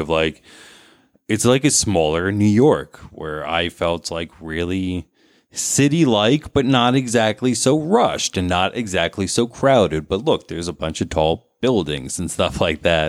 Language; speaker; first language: English; native; English